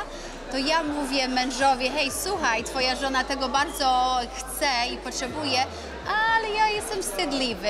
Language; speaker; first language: Polish; early bilingual, other home language; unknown